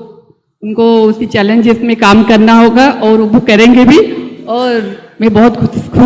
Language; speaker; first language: Hindi; non-native, local second language; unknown